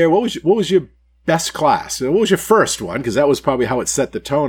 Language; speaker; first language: English; native; English